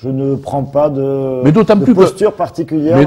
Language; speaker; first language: French; native; French